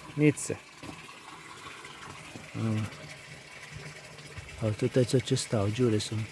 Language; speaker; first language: Polish; non-native, learner; Italian